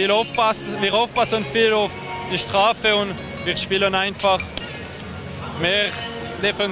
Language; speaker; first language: German; non-native, learner; French